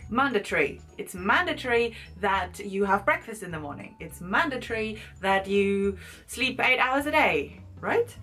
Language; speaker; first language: English; non-native, fluent; German